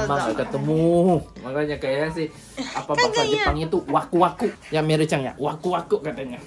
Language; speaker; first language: Indonesian; native; Indonesian